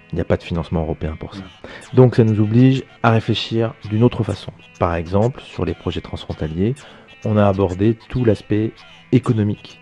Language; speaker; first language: French; native; French